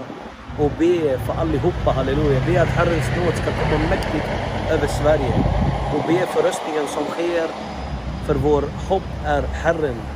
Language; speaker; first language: Swedish; non-native, fluent; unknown